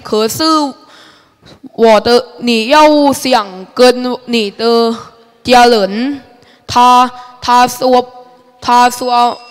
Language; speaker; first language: Chinese; non-native, learner; Thai